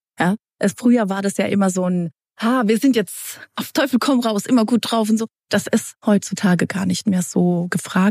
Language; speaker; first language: German; early bilingual, other home language; Romanian